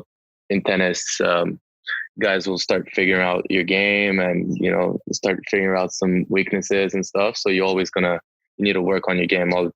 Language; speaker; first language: English; non-native, local second language; French